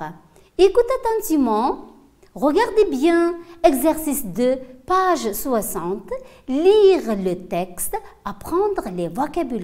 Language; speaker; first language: French; non-native, fluent; Uzbek